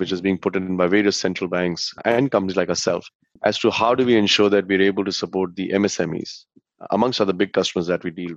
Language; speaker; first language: English; non-native, local second language; Hindi